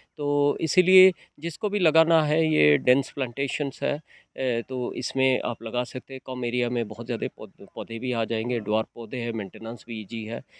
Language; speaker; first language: Hindi; non-native, local second language; Odia